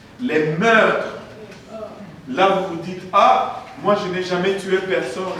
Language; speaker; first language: French; non-native, local second language; Swahili